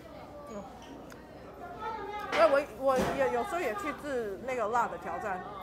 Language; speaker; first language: Chinese; early bilingual, other home language; English